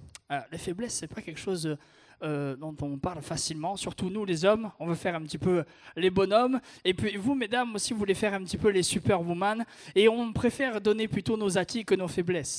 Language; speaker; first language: French; native; French